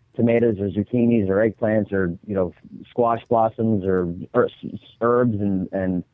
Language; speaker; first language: English; native; English